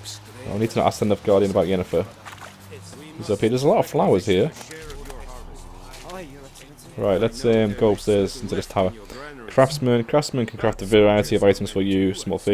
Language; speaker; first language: English; native; English